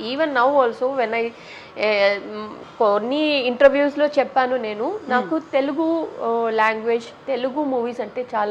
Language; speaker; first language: Telugu; non-native, learner; Tamil